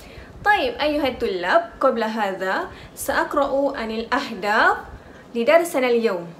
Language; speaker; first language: Arabic; non-native, learner; Malay